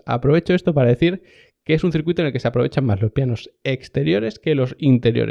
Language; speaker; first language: Spanish; native; Spanish